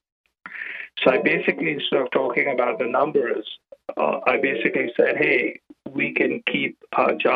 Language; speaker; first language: English; non-native, local second language; Gujarati